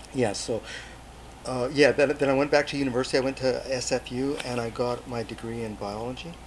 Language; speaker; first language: English; native; English